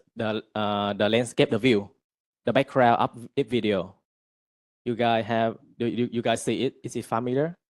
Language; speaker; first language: English; non-native, fluent; Vietnamese